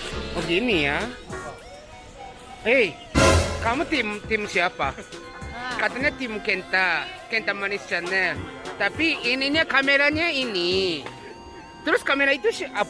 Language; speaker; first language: Indonesian; early bilingual, other home language; Japanese